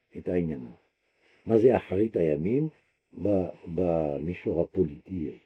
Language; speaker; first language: Hebrew; non-native, fluent; French